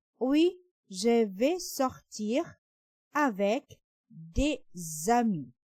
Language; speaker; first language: French; non-native, fluent; Thai